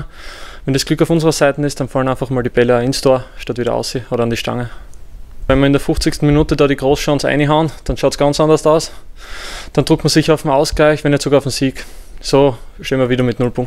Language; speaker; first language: German; native; German